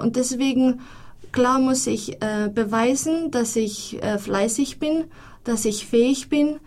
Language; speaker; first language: German; non-native, fluent; Greek